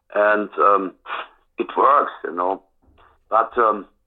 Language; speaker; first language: English; non-native, fluent; German